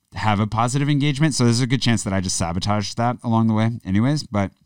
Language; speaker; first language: English; native; English